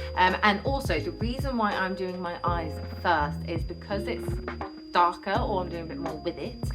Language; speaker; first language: English; native; English